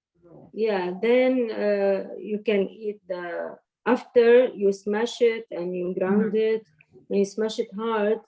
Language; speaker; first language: English; non-native, learner; Arabic